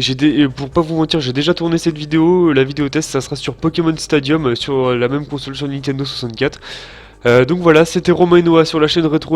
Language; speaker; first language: French; native; French